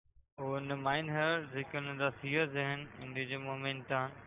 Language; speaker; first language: German; non-native, learner; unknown